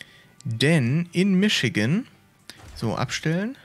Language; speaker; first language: German; native; German